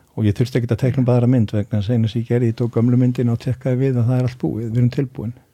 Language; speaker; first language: Icelandic; native; Icelandic